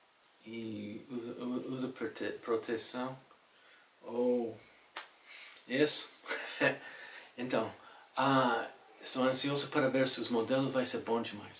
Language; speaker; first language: Portuguese; non-native, fluent; English